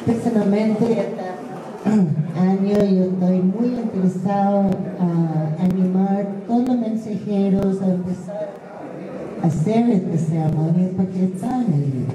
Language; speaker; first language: Spanish; non-native, fluent; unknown